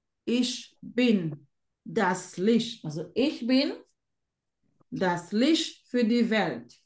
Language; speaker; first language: German; non-native, fluent; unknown